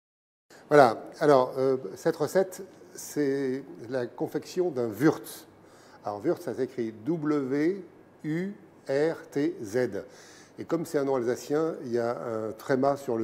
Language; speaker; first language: French; native; French